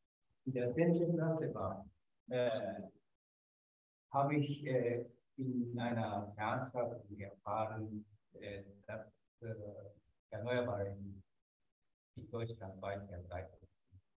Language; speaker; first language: German; non-native, fluent; Japanese